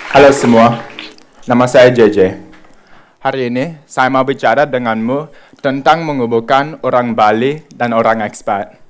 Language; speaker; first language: Indonesian; early bilingual, other home language; English